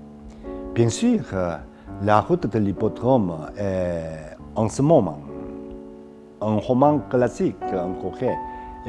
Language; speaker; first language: French; non-native, fluent; Korean